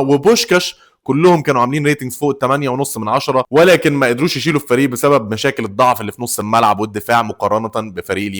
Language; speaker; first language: Arabic; native; Arabic